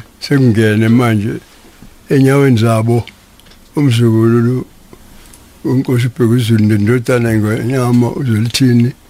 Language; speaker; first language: Zulu; native; Zulu